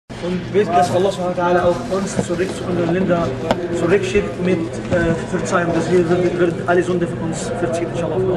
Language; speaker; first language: German; non-native, learner; Arabic